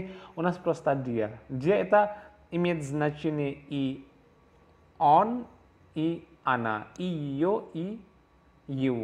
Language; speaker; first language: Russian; non-native, learner; Javanese